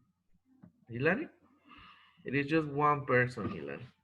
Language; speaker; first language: English; non-native, fluent; Spanish